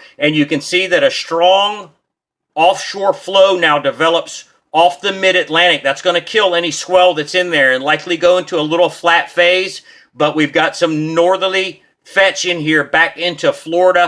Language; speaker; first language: English; native; English